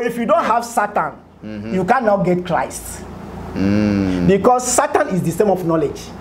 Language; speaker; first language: English; non-native, local second language; Ewe